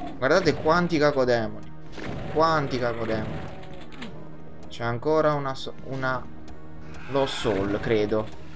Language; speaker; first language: Italian; native; Italian